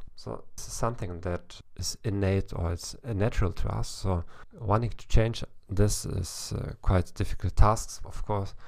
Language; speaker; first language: English; non-native, fluent; German